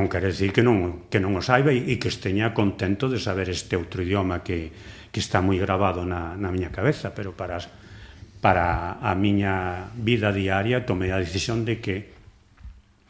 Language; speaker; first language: Galician; native; Galician